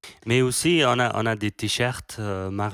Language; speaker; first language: French; non-native, learner; Persian